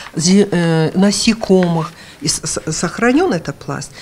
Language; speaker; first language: Russian; non-native, local second language; Karachay-Balkar